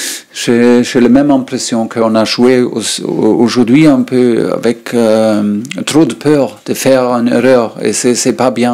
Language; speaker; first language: French; non-native, learner; German